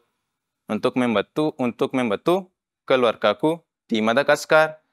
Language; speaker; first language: Indonesian; non-native, learner; Malagasy